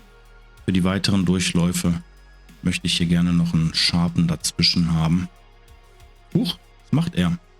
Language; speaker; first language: German; native; German